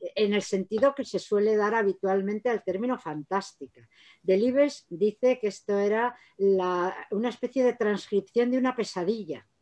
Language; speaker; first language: Spanish; native; Spanish